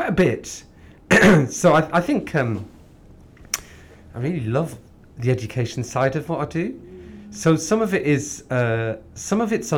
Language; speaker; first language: English; native; English